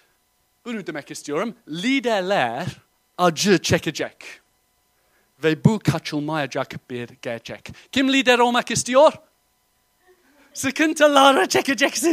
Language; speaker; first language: Turkish; non-native, fluent; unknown